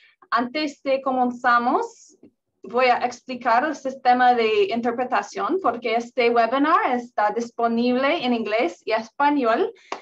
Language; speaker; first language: Spanish; non-native, learner; English